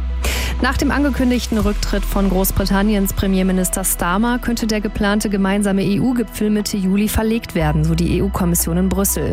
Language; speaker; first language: German; native; German